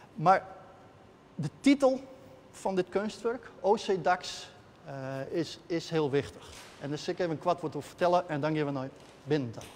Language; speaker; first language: Dutch; non-native, local second language; Western Frisian